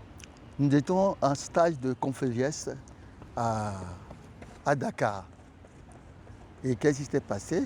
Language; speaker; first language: French; non-native, local second language; Ewe